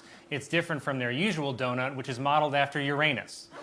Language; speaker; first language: English; native; English